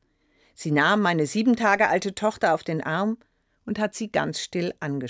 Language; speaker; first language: German; native; German